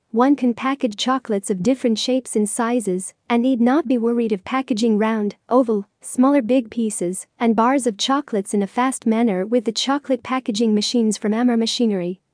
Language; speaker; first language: English; non-native, learner; Arabic